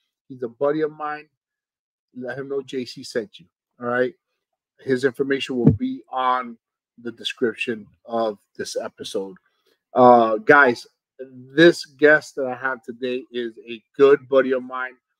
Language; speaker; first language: English; early bilingual, other home language; Spanish